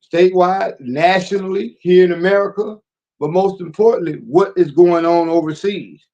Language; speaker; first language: English; native; English